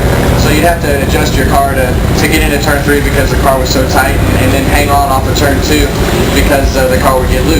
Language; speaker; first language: English; native; English